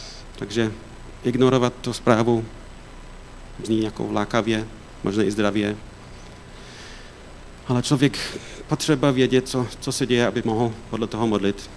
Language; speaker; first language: Czech; non-native, fluent; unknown